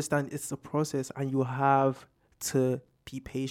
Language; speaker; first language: English; non-native, local second language; Yoruba